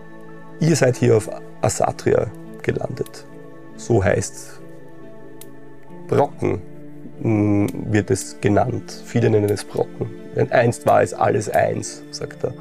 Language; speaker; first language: German; native; German